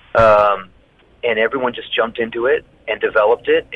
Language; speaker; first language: English; native; English